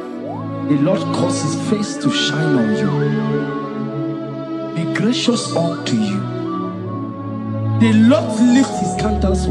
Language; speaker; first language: English; non-native, local second language; Igbo